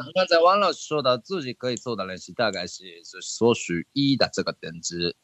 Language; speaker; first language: Chinese; non-native, fluent; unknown